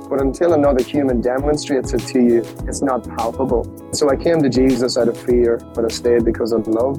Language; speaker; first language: English; native; English